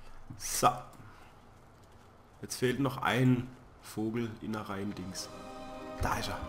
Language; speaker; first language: German; native; German